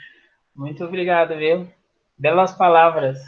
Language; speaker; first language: Portuguese; non-native, fluent; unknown